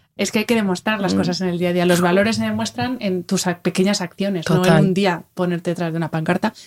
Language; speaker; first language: Spanish; native; Spanish